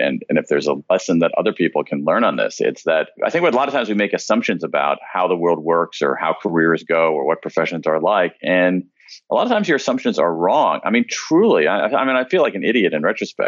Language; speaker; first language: English; native; English